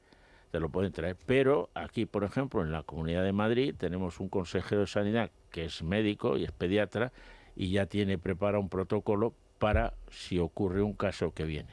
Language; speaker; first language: Spanish; native; Spanish